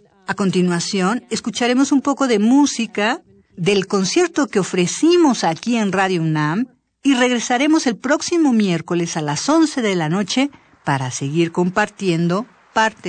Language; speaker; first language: Spanish; native; Spanish